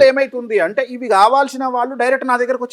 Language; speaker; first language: Telugu; native; Telugu